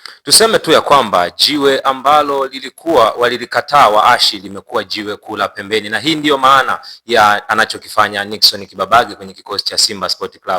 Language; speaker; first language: Swahili; native; Swahili